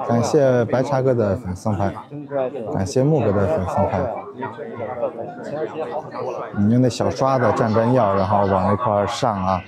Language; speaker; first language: Chinese; native; Chinese